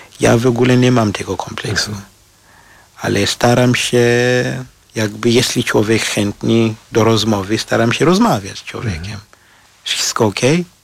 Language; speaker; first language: Polish; non-native, fluent; Shona